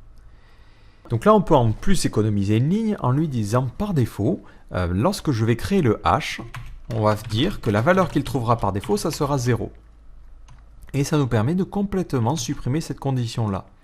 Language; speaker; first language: French; native; French